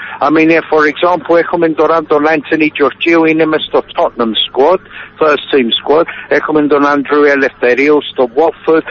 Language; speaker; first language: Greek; early bilingual, heritage; Greek